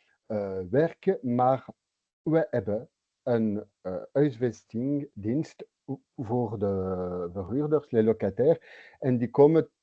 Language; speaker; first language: Dutch; non-native, local second language; French